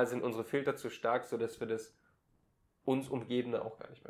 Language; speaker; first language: German; native; German